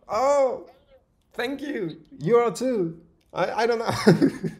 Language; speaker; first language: English; non-native, fluent; French